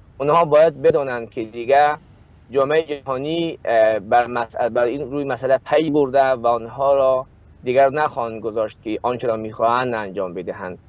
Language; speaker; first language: Persian; native; Persian